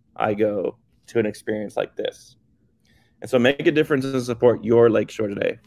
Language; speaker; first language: English; native; English